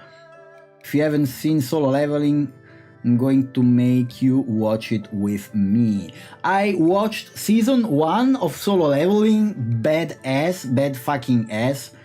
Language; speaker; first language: English; non-native, fluent; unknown